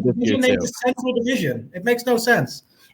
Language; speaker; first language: English; native; English